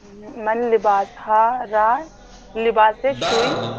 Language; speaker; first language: Persian; non-native, learner; Urdu